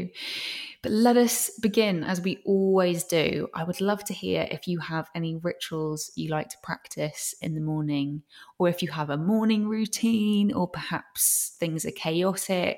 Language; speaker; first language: English; native; English